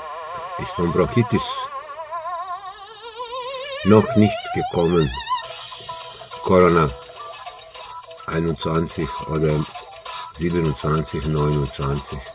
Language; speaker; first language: German; non-native, learner; Croatian